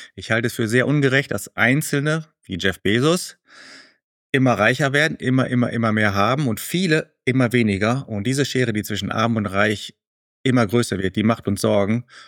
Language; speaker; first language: German; early bilingual, other home language; Spanish